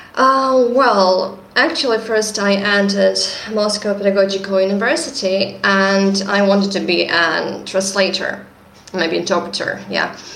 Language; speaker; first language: English; non-native, fluent; Russian